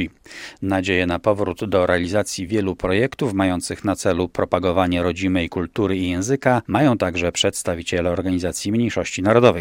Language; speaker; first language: Polish; native; Polish